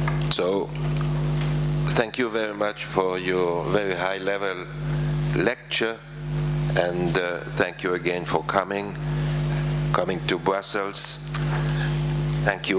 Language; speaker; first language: English; non-native, fluent; French